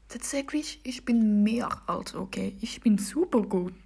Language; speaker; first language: German; non-native, learner; Norwegian